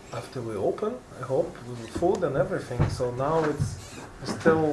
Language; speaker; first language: English; non-native, fluent; Lithuanian